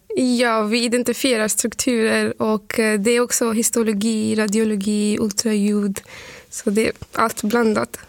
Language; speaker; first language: Swedish; non-native, fluent; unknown